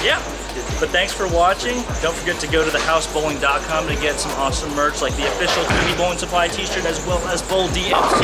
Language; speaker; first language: English; native; English